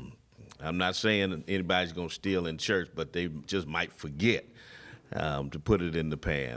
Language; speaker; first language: English; native; English